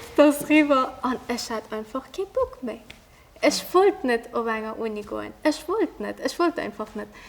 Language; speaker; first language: Luxembourgish; early bilingual, other home language; Persian